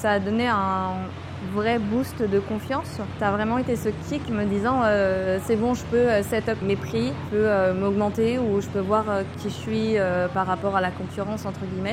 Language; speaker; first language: French; native; French